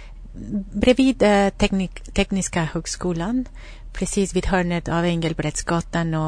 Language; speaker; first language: Swedish; non-native, fluent; Spanish